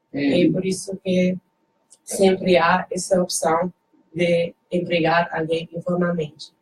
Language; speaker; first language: Portuguese; non-native, learner; Dutch